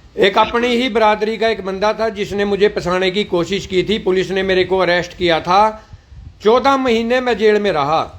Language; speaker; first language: Hindi; native; Hindi